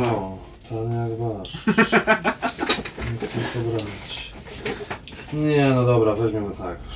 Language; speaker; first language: Polish; native; Polish